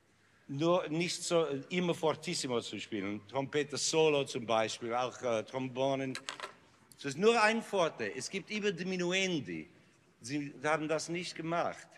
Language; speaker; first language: German; non-native, learner; English